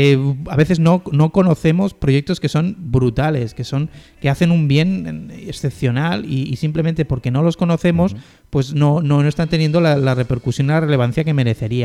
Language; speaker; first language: Spanish; native; Spanish